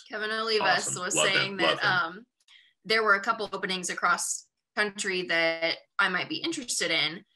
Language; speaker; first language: English; native; English